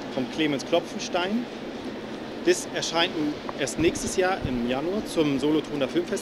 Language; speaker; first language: German; native; German